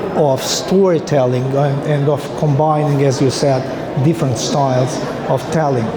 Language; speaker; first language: English; non-native, fluent; Albanian